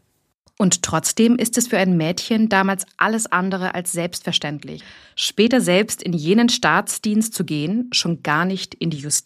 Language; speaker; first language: German; native; German